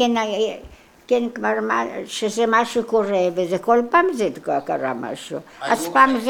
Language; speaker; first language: Hebrew; non-native, local second language; Polish